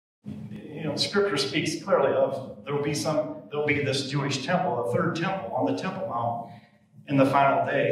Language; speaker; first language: English; native; English